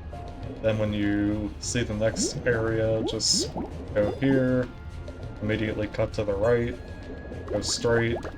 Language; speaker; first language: English; native; English